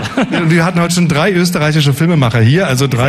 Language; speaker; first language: German; native; German